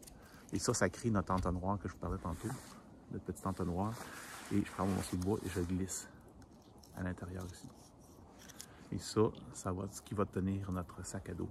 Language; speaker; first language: French; native; French